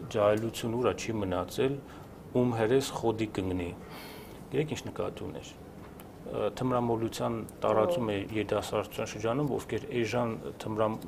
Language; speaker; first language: Armenian; native; Armenian